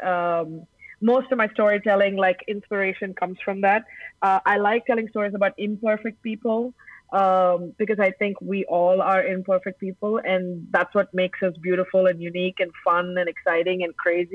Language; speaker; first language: English; non-native, local second language; Tamil